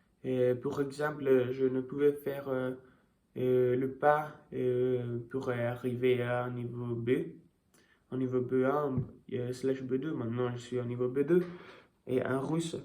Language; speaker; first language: French; non-native, learner; Italian